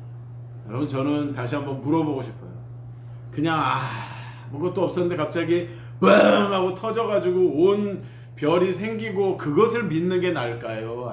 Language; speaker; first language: Korean; native; Korean